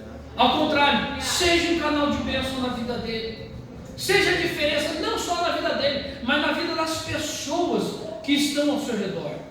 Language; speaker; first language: Portuguese; native; Portuguese